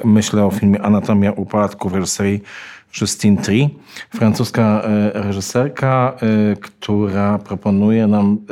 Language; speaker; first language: Polish; native; Polish